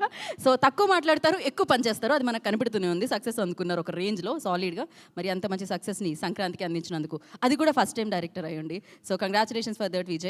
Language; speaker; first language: Telugu; native; Telugu